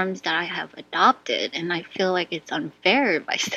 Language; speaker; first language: English; native; English